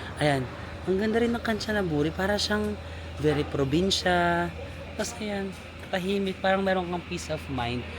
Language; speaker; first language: Filipino; non-native, local second language; Waray